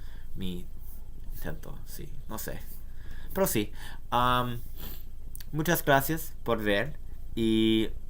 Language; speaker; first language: Spanish; non-native, learner; English